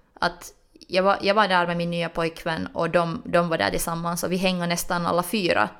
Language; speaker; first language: Swedish; native; Swedish